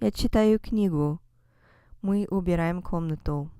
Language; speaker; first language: Russian; non-native, fluent; English